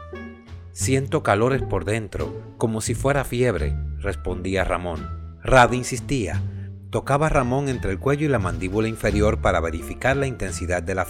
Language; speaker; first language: Spanish; native; Spanish